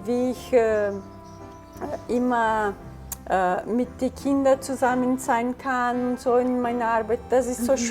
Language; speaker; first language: German; early bilingual, heritage; German